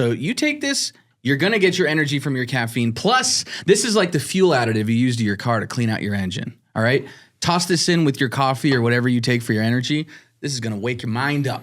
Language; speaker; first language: English; native; English